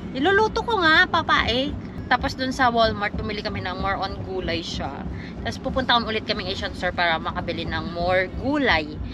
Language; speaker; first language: Filipino; non-native, local second language; Iloko